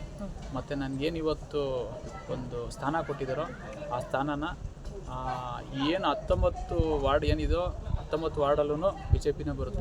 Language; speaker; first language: Kannada; native; Kannada